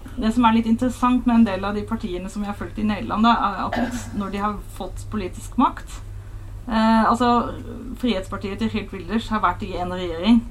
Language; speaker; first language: Norwegian; non-native, fluent; Dutch